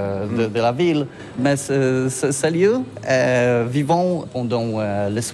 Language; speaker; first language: French; non-native, fluent; Polish